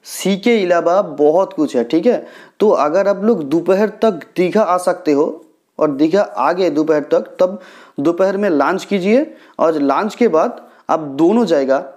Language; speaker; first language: Hindi; non-native, local second language; Bangla